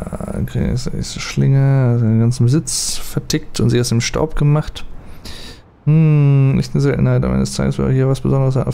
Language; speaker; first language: German; native; German